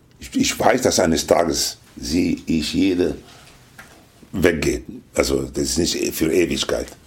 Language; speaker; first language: German; non-native, fluent; Spanish